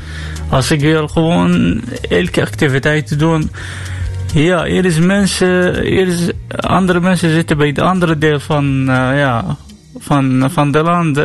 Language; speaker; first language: Dutch; non-native, learner; Arabic